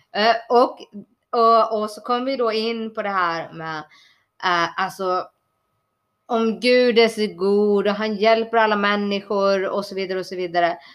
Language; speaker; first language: Swedish; early bilingual, other home language; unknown